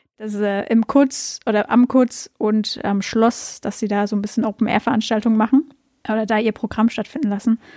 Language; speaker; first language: German; native; German